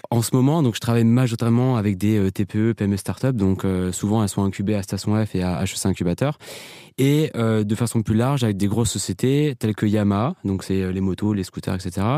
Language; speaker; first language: French; native; French